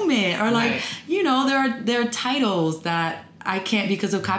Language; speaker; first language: English; native; English